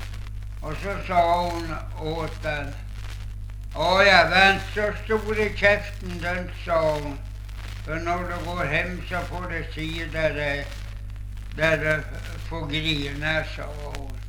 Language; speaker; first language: Swedish; native; Swedish